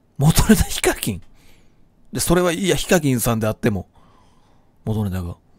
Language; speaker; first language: Japanese; native; Japanese